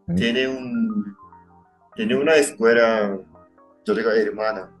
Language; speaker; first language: Spanish; non-native, fluent; Japanese